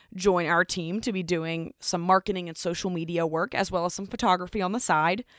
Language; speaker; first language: English; native; English